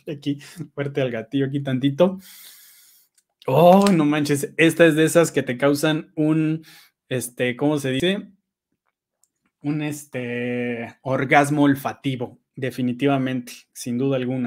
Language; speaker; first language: Spanish; native; Spanish